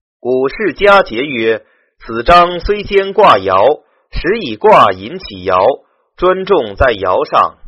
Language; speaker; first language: Chinese; native; Chinese